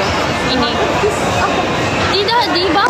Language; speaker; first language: Indonesian; non-native, learner; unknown